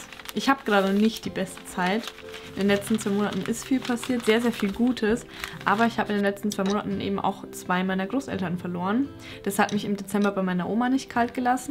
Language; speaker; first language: German; native; German